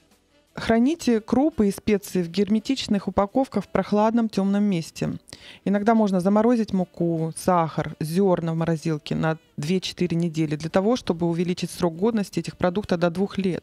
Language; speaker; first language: Russian; native; Russian